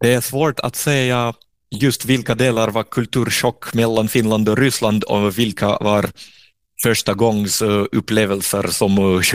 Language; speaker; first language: Swedish; non-native, fluent; Russian